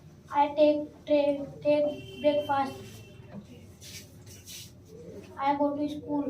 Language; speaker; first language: English; non-native, learner; Hindi